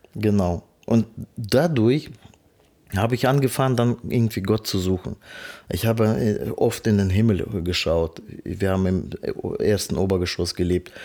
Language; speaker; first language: German; non-native, fluent; Russian